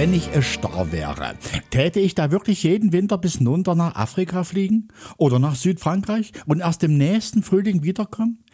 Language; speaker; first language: German; native; German